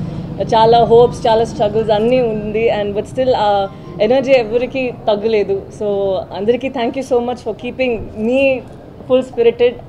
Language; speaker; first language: Telugu; non-native, learner; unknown